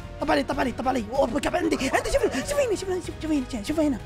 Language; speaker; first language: Arabic; native; Arabic